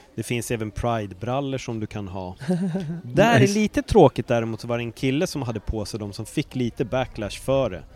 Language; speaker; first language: Swedish; native; Swedish